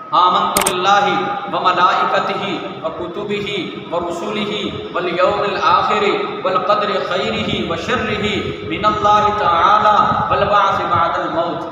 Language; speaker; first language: Urdu; non-native, local second language; Punjabi